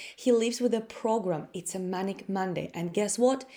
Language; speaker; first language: English; non-native, fluent; Latvian